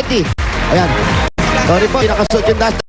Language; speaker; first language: Filipino; native; Filipino